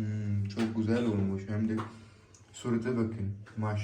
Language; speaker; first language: Turkish; non-native, learner; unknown